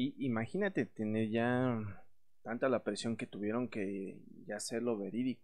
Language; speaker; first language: Spanish; native; Spanish